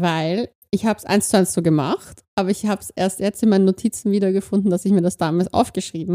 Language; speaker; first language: German; native; German